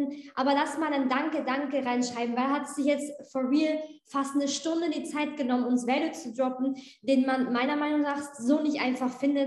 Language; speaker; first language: German; native; German